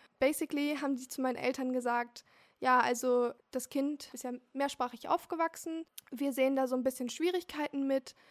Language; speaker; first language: German; early bilingual, other home language; Turkish